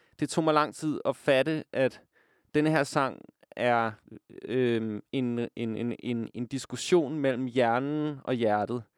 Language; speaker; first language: Danish; native; Danish